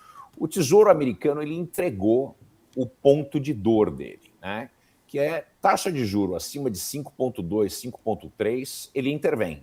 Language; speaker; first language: Portuguese; native; Portuguese